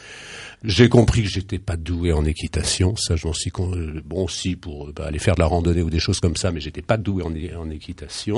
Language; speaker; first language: French; native; French